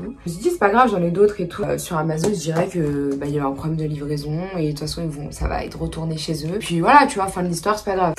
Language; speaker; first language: French; native; French